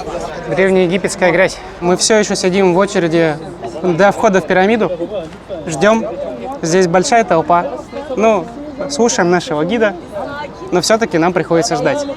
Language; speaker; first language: Russian; native; Russian